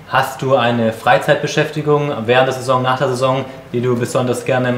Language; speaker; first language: German; native; German